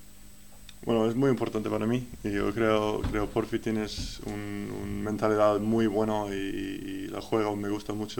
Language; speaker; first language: Spanish; non-native, learner; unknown